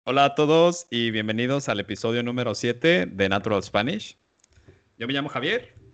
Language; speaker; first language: Spanish; native; Spanish